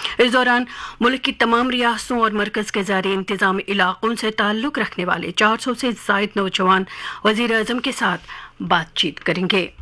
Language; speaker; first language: Urdu; non-native, local second language; Kashmiri